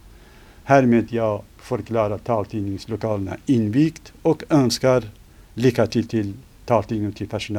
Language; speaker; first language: Swedish; non-native, fluent; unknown